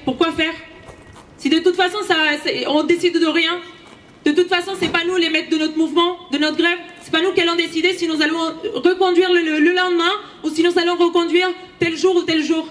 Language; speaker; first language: French; native; French